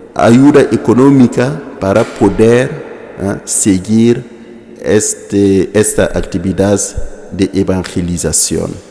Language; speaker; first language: Spanish; non-native, fluent; Mossi